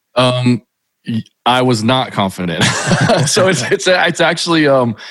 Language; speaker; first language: English; native; English